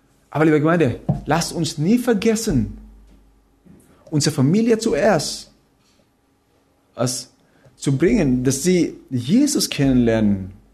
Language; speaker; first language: German; non-native, fluent; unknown